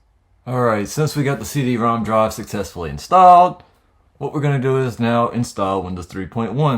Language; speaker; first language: English; native; English